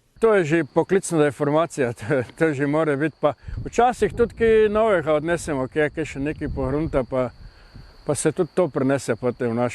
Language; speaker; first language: Slovenian; native; Slovenian